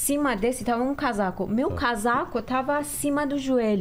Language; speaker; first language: Portuguese; non-native, learner; Persian